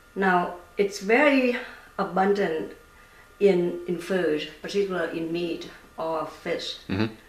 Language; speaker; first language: English; non-native, fluent; Vietnamese